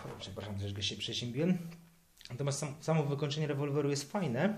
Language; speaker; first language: Polish; native; Polish